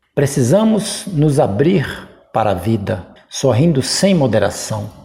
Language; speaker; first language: Portuguese; native; Portuguese